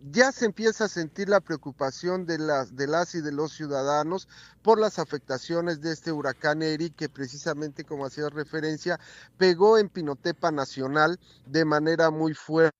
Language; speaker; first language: Spanish; native; Spanish